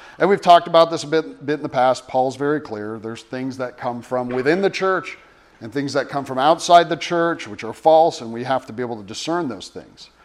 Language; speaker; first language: English; native; English